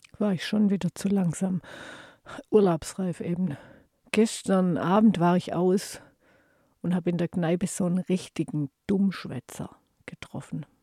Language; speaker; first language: German; native; German